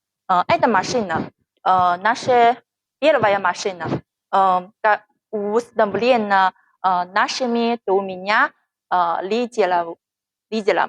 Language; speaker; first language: Russian; non-native, learner; Chinese